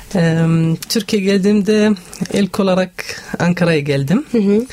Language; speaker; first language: Turkish; non-native, fluent; Arabic